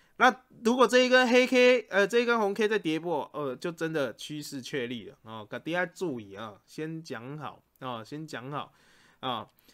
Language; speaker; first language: Chinese; native; Chinese